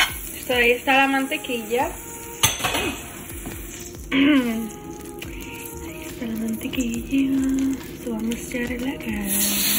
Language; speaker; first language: Spanish; early bilingual, heritage; Spanish